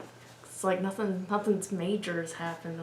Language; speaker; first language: English; native; English